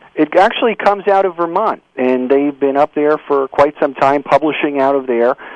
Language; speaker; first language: English; native; English